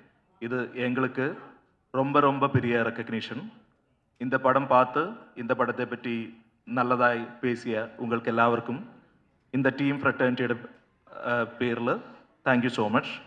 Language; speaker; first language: Tamil; non-native, learner; Malayalam